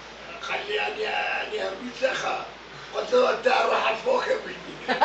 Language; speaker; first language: Hebrew; non-native, learner; Arabic